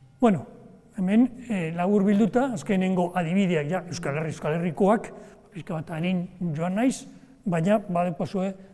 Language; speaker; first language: Basque; native; Basque